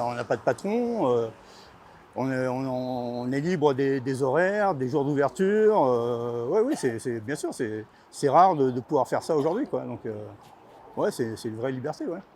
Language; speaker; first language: French; native; French